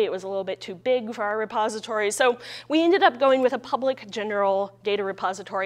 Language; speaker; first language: English; native; English